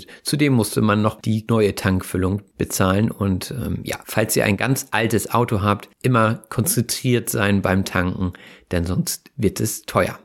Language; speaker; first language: German; native; German